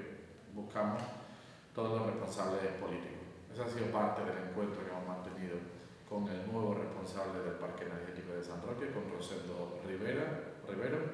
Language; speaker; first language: Spanish; native; Spanish